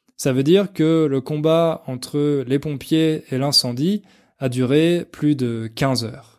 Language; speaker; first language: French; native; French